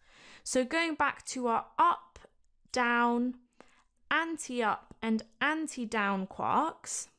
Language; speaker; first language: English; native; English